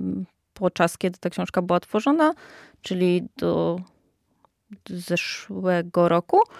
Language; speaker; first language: Polish; native; Polish